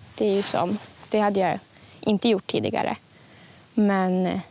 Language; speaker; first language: Swedish; native; Swedish